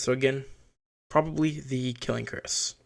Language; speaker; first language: English; native; English